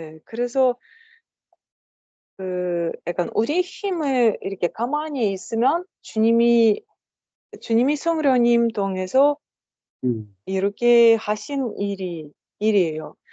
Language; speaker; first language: Korean; non-native, learner; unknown